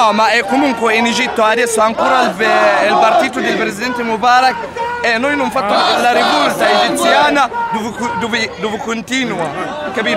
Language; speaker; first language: Italian; non-native, learner; Arabic